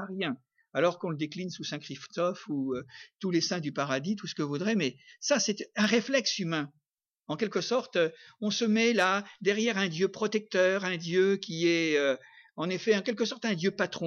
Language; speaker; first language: French; native; French